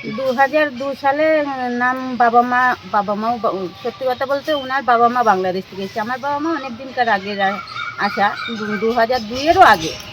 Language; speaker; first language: Bangla; native; Bangla